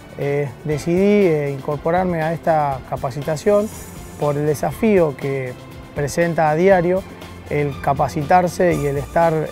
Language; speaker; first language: Spanish; native; Spanish